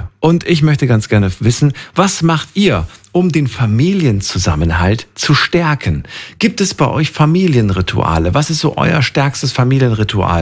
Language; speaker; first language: German; native; German